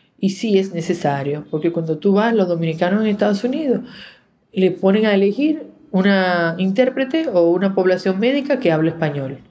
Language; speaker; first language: Spanish; native; Spanish